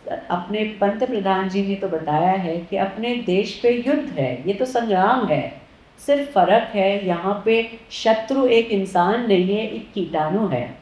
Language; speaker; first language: Hindi; non-native, local second language; Marathi